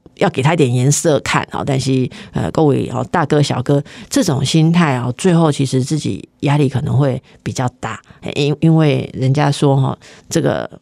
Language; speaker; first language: Chinese; native; Chinese